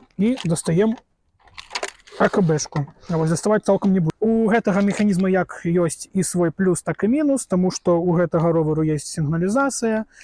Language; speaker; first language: Belarusian; non-native, local second language; Russian